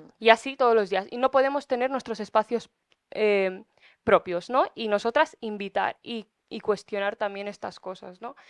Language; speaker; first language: Spanish; early bilingual, other home language; Arabic